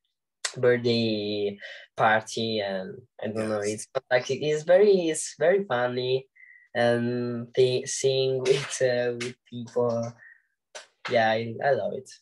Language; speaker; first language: English; non-native, learner; Italian